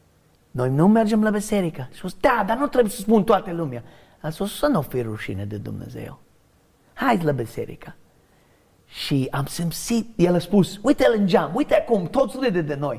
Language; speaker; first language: Romanian; non-native, learner; English